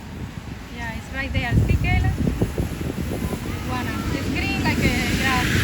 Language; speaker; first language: English; non-native, fluent; Spanish